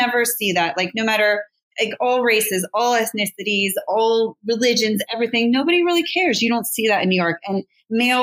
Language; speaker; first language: English; native; English